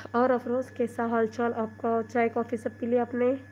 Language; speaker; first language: Hindi; non-native, local second language; Urdu